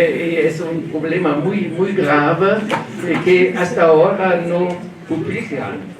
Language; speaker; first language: Spanish; non-native, learner; German